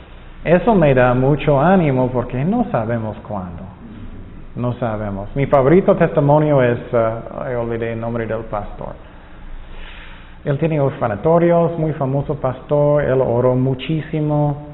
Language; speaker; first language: Spanish; non-native, fluent; English